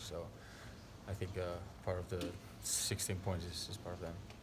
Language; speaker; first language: English; non-native, fluent; Spanish